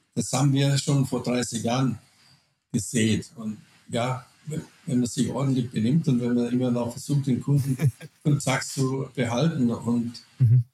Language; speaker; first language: German; non-native, fluent; Danish